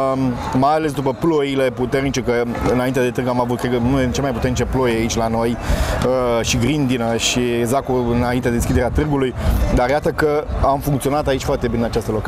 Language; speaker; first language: Romanian; native; Romanian